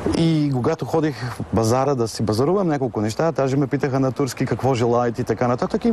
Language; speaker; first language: Bulgarian; non-native, fluent; German